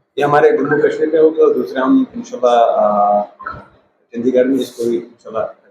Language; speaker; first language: Hindi; non-native, local second language; Kashmiri